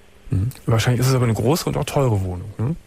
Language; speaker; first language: German; native; German